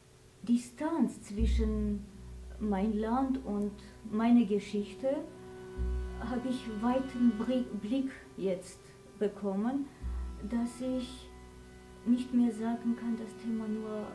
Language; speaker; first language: German; non-native, fluent; Armenian